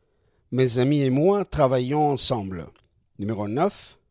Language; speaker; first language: French; non-native, fluent; Spanish